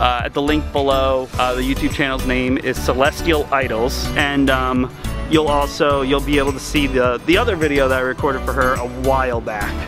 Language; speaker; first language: English; native; English